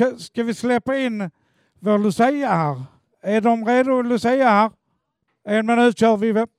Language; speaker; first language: Swedish; native; Swedish